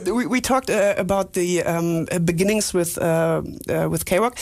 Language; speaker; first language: English; non-native, fluent; German